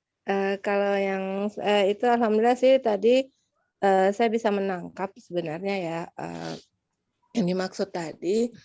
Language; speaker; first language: Indonesian; native; Indonesian